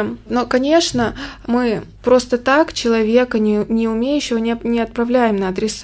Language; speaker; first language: Russian; native; Russian